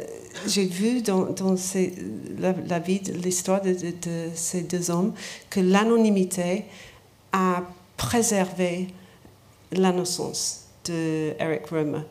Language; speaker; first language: French; non-native, learner; English